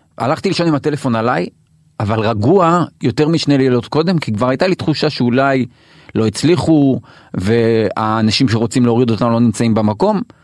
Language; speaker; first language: Hebrew; native; Hebrew